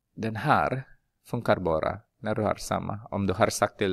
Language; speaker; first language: Swedish; non-native, fluent; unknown